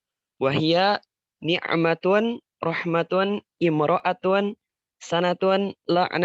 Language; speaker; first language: Arabic; non-native, learner; Indonesian